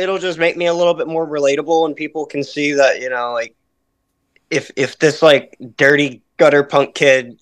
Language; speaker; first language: English; native; English